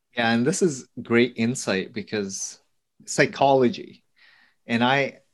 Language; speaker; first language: English; early bilingual, other home language; Vietnamese